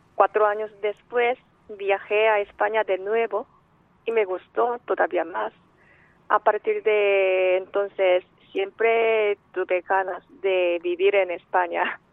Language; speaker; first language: Spanish; non-native, fluent; Korean